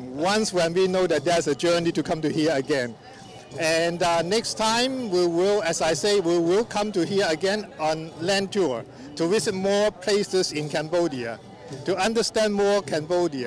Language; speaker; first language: English; non-native, fluent; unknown